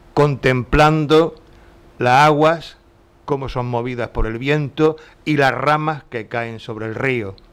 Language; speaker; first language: Spanish; native; Spanish